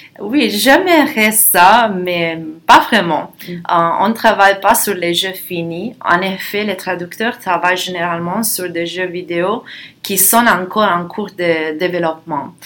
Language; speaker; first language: French; non-native, fluent; Italian